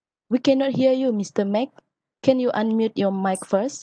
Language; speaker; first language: English; non-native, local second language; Malay